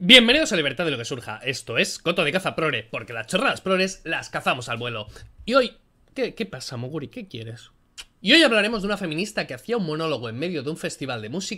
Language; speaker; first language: Spanish; native; Spanish